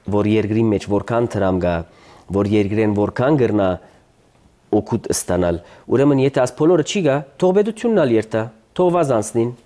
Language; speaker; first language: Armenian; early bilingual, heritage; Armenian